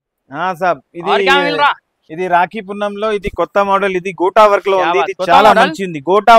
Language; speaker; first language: Telugu; non-native, local second language; Urdu